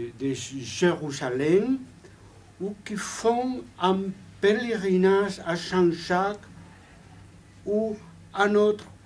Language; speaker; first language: French; non-native, fluent; Spanish